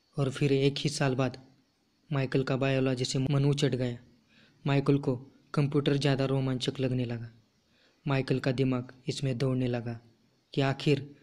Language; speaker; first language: Hindi; non-native, local second language; Marathi